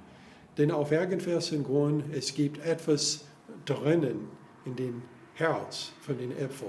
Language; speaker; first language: German; non-native, fluent; English